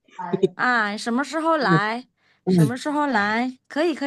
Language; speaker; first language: Chinese; non-native, fluent; Indonesian